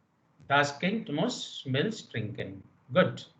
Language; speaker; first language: German; non-native, learner; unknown